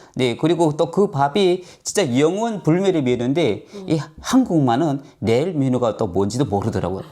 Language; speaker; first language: Korean; native; Korean